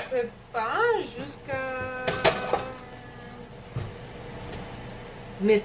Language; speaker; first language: French; non-native, learner; Russian